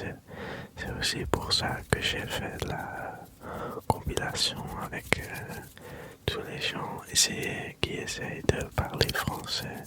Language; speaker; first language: French; early bilingual, other home language; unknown